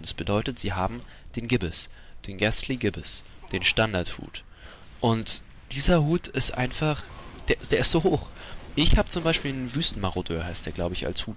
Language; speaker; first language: German; native; German